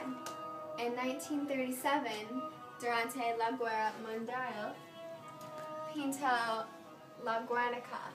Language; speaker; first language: Spanish; non-native, learner; English